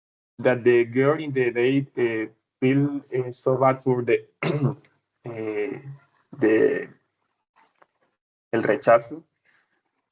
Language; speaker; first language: English; non-native, learner; Spanish